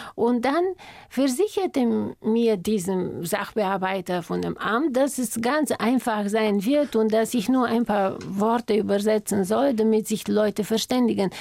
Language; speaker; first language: German; non-native, fluent; Bulgarian